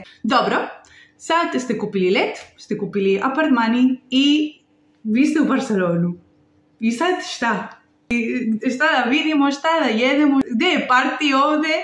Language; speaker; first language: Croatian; non-native, learner; Spanish